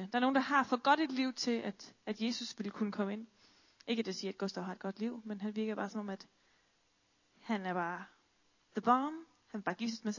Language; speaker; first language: Danish; native; Danish